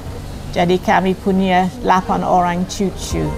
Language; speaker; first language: Indonesian; non-native, fluent; English